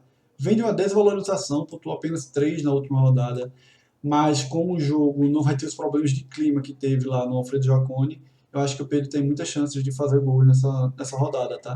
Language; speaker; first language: Portuguese; native; Portuguese